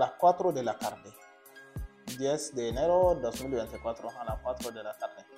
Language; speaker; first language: Spanish; non-native, learner; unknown